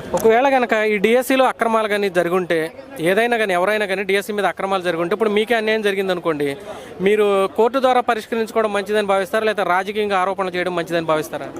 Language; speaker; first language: Telugu; native; Telugu